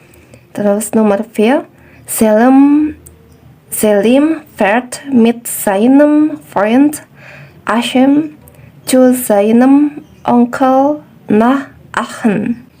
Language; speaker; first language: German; non-native, fluent; Indonesian